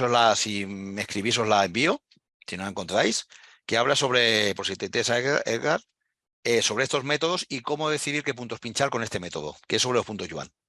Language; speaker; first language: Spanish; native; Spanish